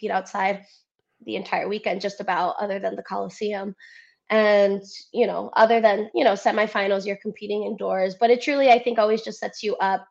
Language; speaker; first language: English; early bilingual, other home language; Spanish